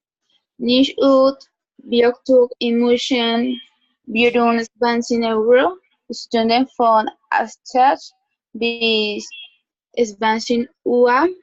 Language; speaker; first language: German; non-native, learner; Spanish